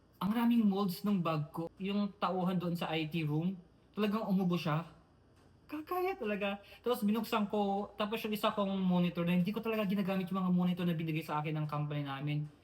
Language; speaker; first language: Filipino; non-native, local second language; Iloko